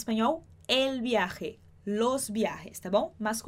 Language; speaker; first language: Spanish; non-native, fluent; Portuguese